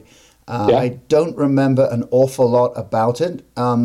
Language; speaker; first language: English; native; English